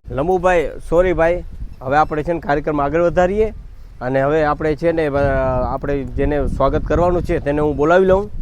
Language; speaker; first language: Gujarati; native; Gujarati